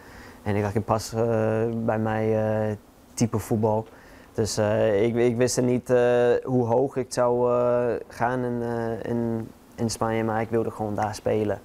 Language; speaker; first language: Dutch; non-native, fluent; English